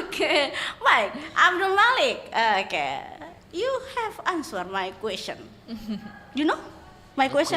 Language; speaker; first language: English; non-native, learner; Indonesian